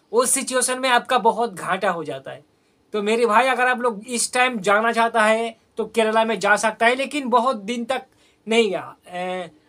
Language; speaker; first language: Hindi; non-native, local second language; Bangla